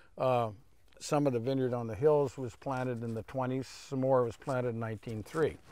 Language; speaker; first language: English; native; English